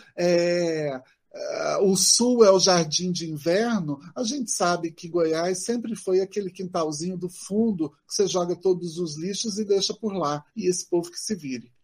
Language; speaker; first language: Portuguese; native; Portuguese